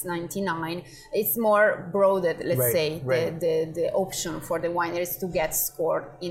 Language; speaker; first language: English; non-native, fluent; Italian